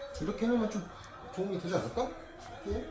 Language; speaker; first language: Korean; native; Korean